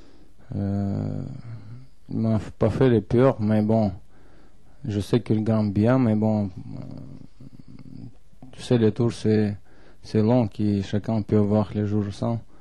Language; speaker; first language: French; non-native, learner; Russian